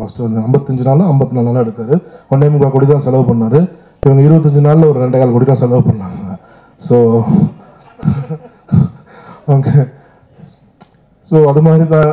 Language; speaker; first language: Tamil; native; Tamil